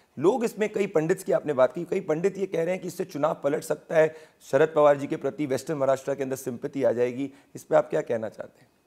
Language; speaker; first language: Hindi; native; Hindi